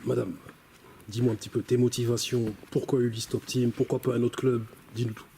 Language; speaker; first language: French; native; French